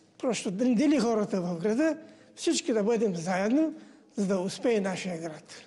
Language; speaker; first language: Bulgarian; native; Bulgarian